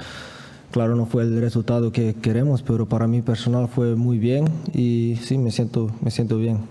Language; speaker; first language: Spanish; non-native, fluent; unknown